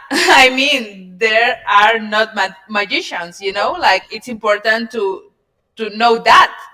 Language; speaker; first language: English; non-native, learner; Spanish